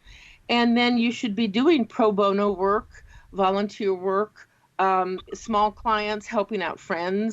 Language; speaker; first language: English; native; English